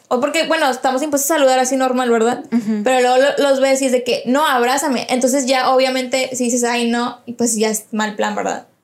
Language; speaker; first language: Spanish; early bilingual, heritage; Spanish